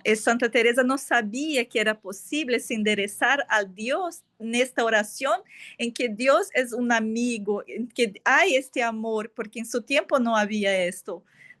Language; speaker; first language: Spanish; non-native, fluent; Portuguese